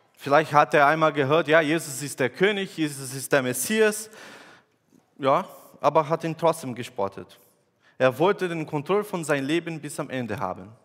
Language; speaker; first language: German; non-native, fluent; Portuguese